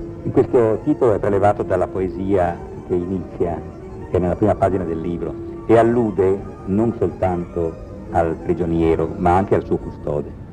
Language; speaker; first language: Italian; native; Italian